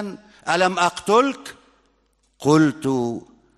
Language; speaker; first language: Arabic; native; Arabic